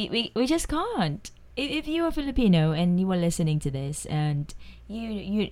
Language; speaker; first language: English; non-native, local second language; Filipino